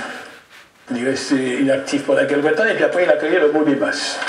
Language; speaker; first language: French; native; French